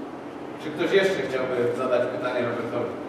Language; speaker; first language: Polish; native; Polish